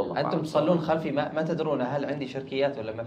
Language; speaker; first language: Arabic; native; Arabic